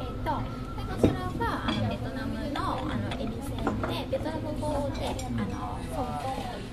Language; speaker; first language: Japanese; non-native, fluent; Vietnamese